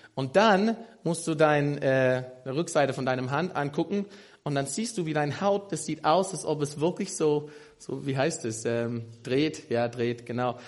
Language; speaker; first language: German; non-native, fluent; English